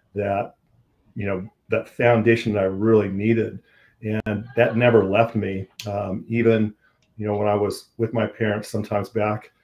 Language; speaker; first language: English; native; English